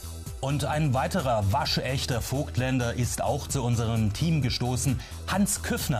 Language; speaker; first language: German; native; German